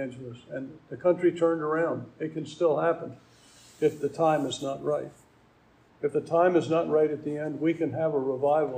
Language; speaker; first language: English; native; English